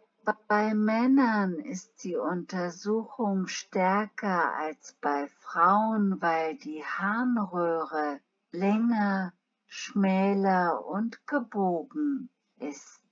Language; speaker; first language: German; non-native, learner; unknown